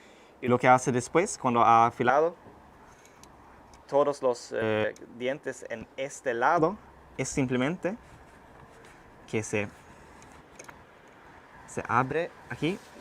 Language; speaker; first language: Spanish; non-native, fluent; Swedish